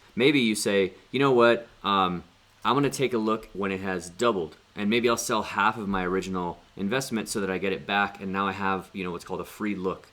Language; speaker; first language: English; native; English